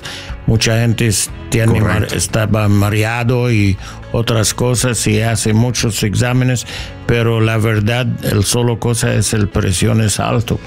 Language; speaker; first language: Spanish; non-native, learner; English